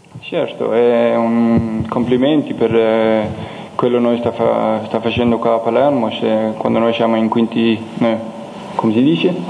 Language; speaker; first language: Italian; non-native, learner; Danish